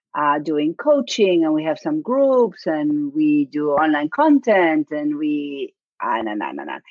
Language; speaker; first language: English; non-native, fluent; Spanish